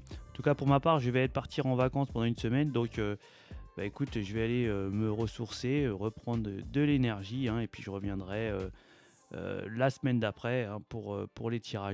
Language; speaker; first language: French; native; French